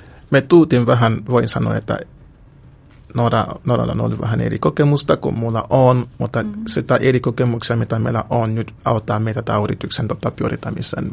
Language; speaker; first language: Finnish; non-native, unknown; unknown